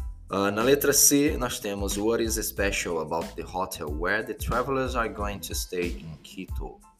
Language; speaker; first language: English; non-native, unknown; Portuguese